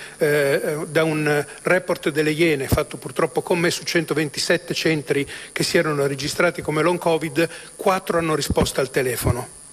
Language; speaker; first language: Italian; native; Italian